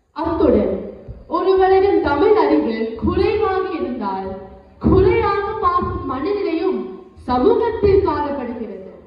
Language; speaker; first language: Tamil; early bilingual, heritage; Tamil